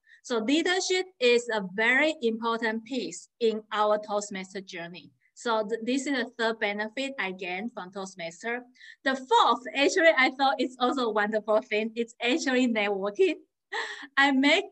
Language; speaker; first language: English; non-native, fluent; Chinese